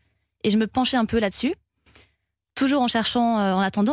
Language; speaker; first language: French; native; French